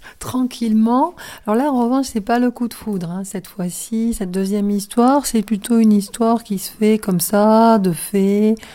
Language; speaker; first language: French; native; French